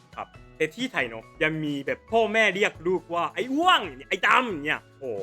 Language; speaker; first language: Thai; non-native, fluent; Japanese